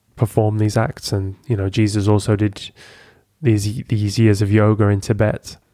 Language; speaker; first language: English; native; English